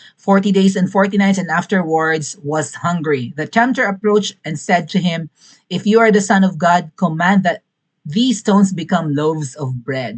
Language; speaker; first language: English; non-native, local second language; Filipino